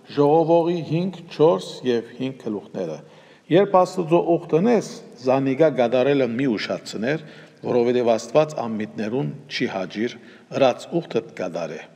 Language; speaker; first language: Armenian; early bilingual, heritage; Armenian